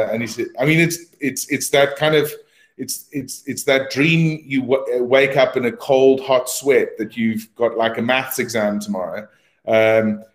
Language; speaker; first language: English; native; English